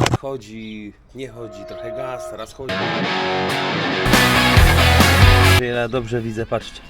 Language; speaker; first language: Polish; native; Polish